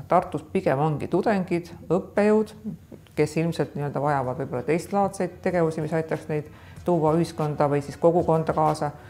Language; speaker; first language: Estonian; native; Estonian